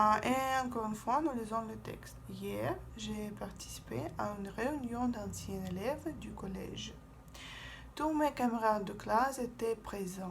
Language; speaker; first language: French; non-native, fluent; Russian